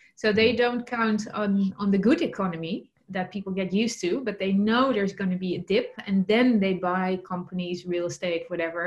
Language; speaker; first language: English; non-native, fluent; Dutch